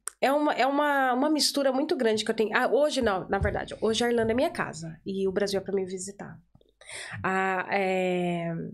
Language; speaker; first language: Portuguese; native; Portuguese